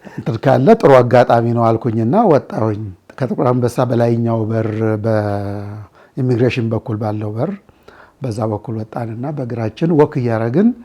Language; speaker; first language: Amharic; native; Amharic